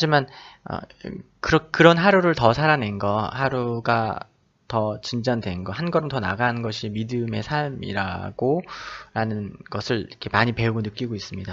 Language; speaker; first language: Korean; native; Korean